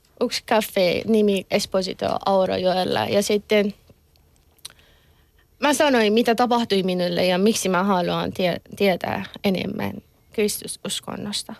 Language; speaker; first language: Finnish; non-native, learner; Persian